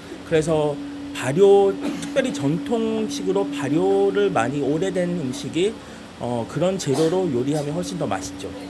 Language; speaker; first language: Korean; early bilingual, heritage; Korean